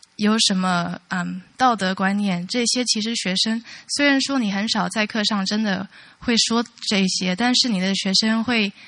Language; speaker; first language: Chinese; early bilingual, heritage; Chinese